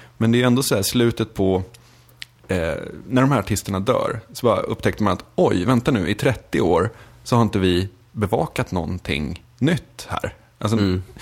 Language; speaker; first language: Swedish; native; Swedish